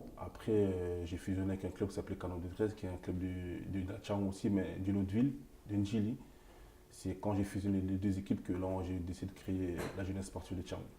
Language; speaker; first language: French; early bilingual, other home language; Lingala